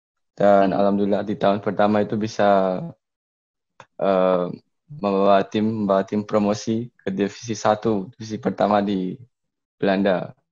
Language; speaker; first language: Indonesian; early bilingual, heritage; Indonesian